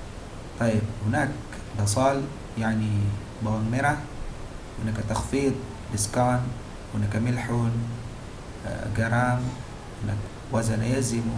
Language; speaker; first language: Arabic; non-native, fluent; Indonesian